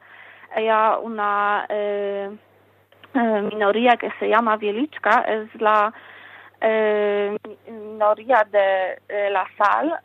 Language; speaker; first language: Spanish; non-native, fluent; Polish